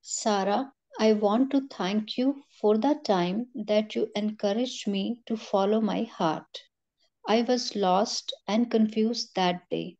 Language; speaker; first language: Hindi; native; Hindi